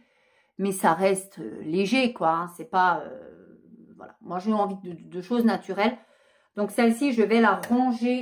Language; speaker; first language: French; native; French